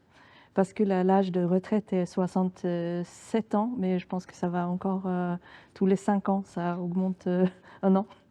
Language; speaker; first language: French; non-native, fluent; Swedish